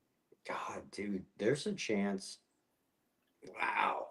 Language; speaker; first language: English; native; English